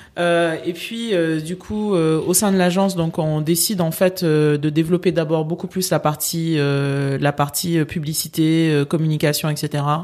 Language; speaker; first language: French; native; French